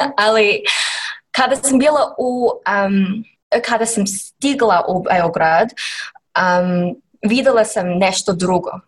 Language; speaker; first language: Serbian; non-native, learner; English